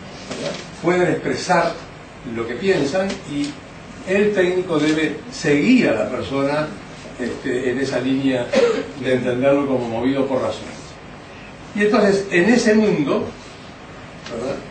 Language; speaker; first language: Spanish; native; Spanish